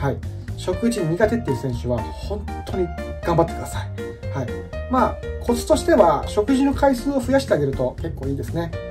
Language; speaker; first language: Japanese; native; Japanese